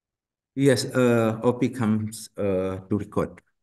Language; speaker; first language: English; non-native, learner; Indonesian